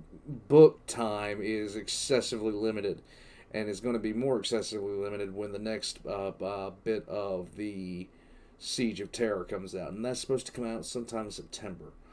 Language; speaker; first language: English; native; English